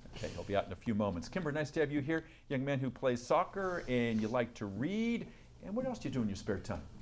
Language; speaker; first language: English; native; English